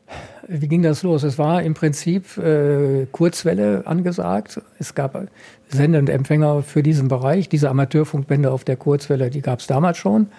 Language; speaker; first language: German; native; German